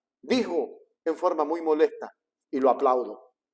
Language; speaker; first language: Spanish; native; Spanish